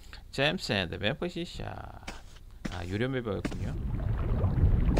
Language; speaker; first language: Korean; native; Korean